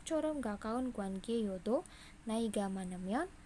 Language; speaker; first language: Korean; non-native, fluent; Indonesian